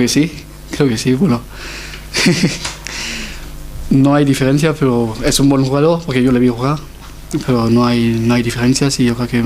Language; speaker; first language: Spanish; non-native, fluent; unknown